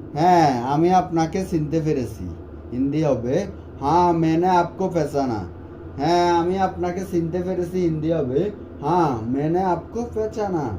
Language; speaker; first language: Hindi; non-native, learner; Bangla